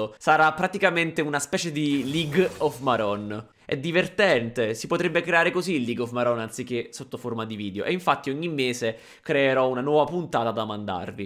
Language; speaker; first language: Italian; native; Italian